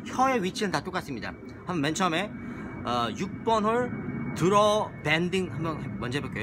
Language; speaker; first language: Korean; native; Korean